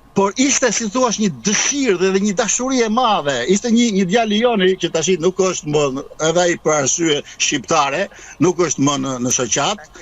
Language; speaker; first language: Albanian; native; Albanian